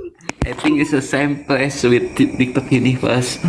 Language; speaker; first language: English; non-native, learner; Indonesian